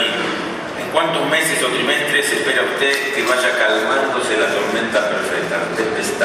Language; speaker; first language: Spanish; native; Spanish